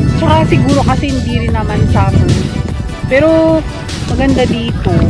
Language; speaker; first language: Filipino; non-native, local second language; Pangasinan